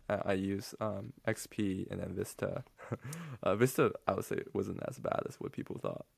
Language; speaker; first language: English; non-native, fluent; Chinese